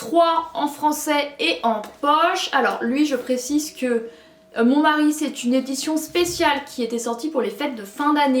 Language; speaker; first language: French; native; French